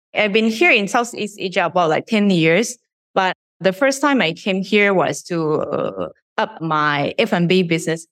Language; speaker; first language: English; non-native, fluent; Japanese